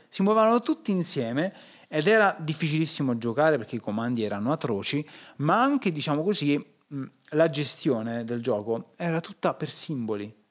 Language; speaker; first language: Italian; native; Italian